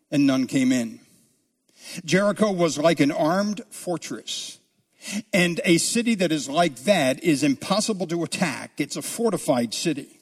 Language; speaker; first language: English; native; English